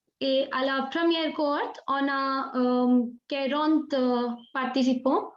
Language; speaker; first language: French; non-native, fluent; Hindi